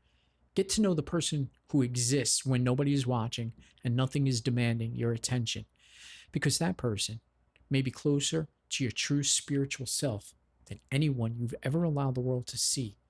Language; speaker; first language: English; native; English